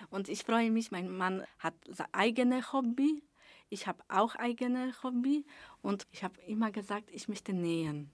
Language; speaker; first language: German; non-native, learner; Polish